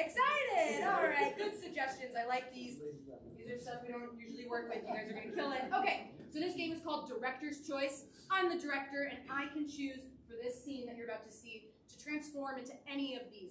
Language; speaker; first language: English; native; English